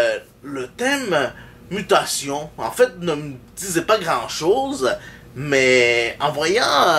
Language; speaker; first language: French; native; French